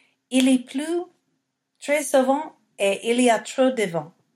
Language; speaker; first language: French; non-native, learner; English